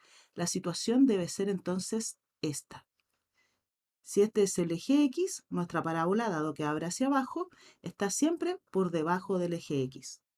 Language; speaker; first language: Spanish; native; Spanish